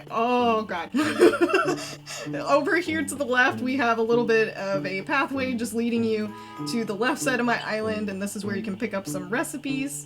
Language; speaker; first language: English; native; English